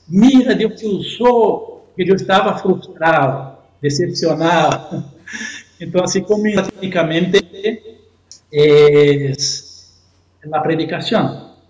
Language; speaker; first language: Spanish; non-native, fluent; Portuguese